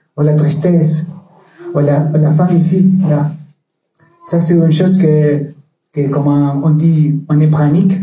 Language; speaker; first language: French; non-native, learner; Spanish